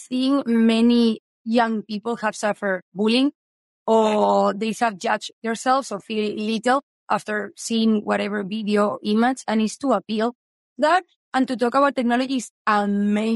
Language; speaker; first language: English; non-native, fluent; Spanish